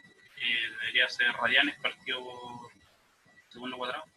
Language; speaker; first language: Spanish; native; Spanish